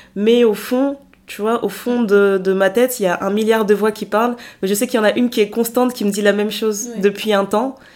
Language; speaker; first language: French; early bilingual, other home language; Lingala